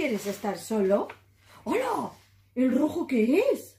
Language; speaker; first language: Spanish; native; Spanish